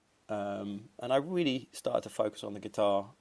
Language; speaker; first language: English; native; English